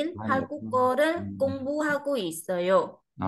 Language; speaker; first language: Korean; non-native, learner; Vietnamese